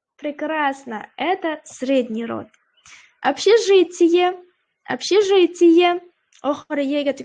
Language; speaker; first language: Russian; non-native, local second language; Uzbek